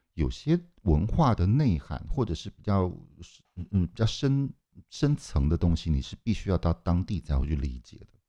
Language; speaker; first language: Chinese; native; Chinese